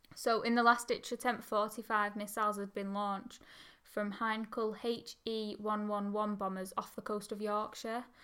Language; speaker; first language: English; native; English